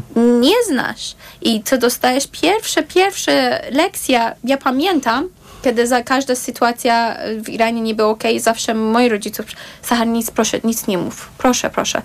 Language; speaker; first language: Polish; non-native, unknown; Persian